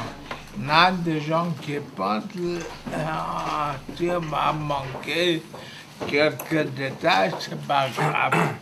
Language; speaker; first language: French; non-native, fluent; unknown